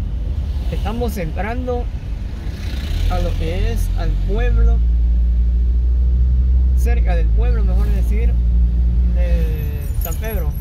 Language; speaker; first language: Spanish; native; Spanish